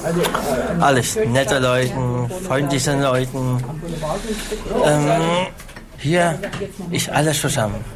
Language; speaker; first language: German; non-native, learner; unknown